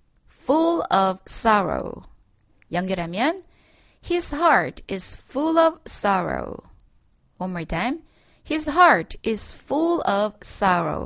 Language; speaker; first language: English; non-native, fluent; Korean